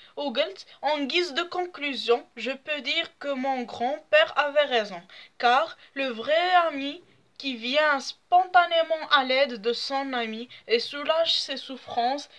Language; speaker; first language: French; non-native, local second language; Arabic